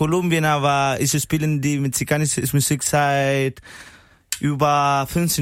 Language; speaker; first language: German; non-native, learner; Spanish